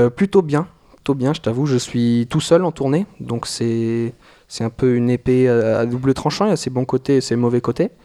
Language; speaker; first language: French; native; French